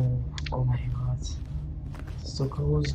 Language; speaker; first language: German; non-native, local second language; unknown